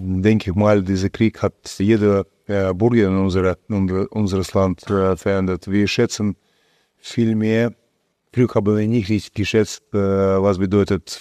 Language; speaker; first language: German; non-native, fluent; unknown